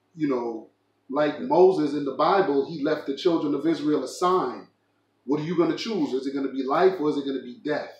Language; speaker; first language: English; native; English